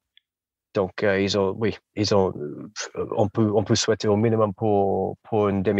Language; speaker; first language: French; non-native, fluent; English